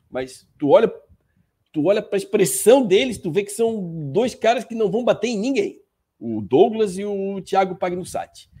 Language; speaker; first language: Portuguese; native; Portuguese